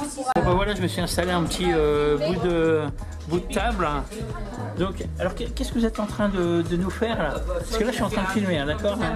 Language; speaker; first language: French; native; French